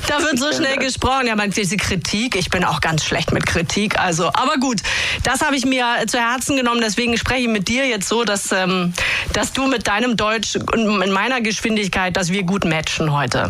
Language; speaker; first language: German; native; German